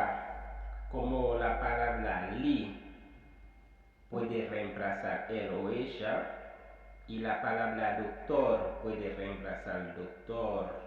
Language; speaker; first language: Spanish; non-native, fluent; Haitian Creole